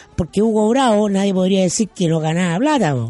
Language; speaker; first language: Spanish; native; Spanish